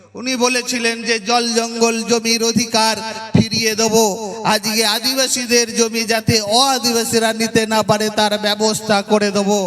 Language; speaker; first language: Bangla; non-native, local second language; Santali